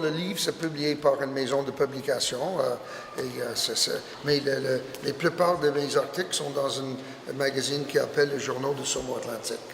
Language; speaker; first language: French; non-native, local second language; English